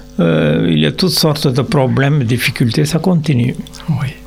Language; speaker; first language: French; non-native, learner; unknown